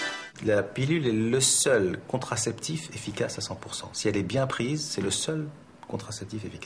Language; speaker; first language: French; native; French